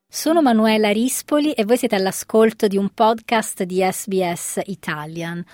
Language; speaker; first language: Italian; native; Italian